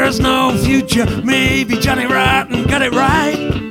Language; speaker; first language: English; native; English